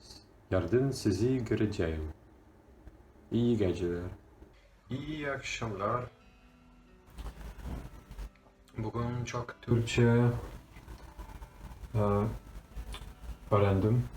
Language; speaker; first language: Turkish; non-native, learner; English